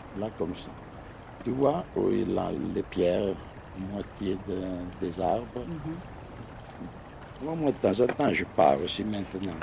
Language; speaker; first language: French; non-native, local second language; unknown